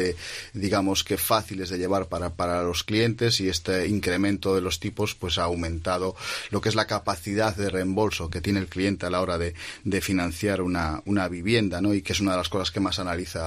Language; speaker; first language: Spanish; native; Spanish